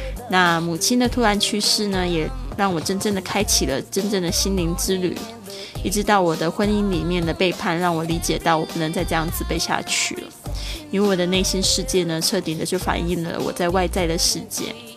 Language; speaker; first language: Chinese; native; Chinese